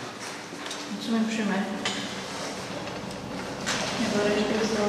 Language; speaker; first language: Romanian; native; Romanian